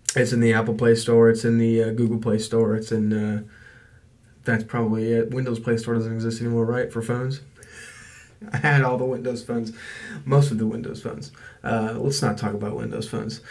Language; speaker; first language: English; native; English